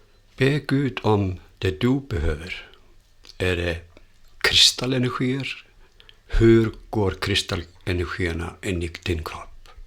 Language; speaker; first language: Swedish; non-native, fluent; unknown